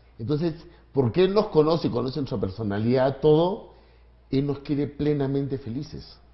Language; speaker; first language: Spanish; native; Spanish